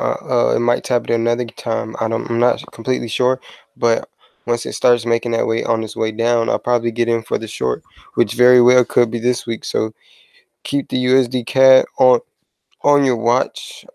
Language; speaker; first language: English; native; English